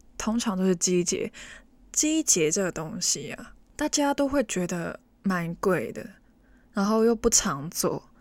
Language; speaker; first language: Chinese; non-native, local second language; Cantonese